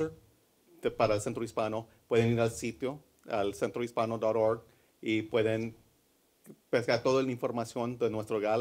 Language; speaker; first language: Spanish; early bilingual, heritage; English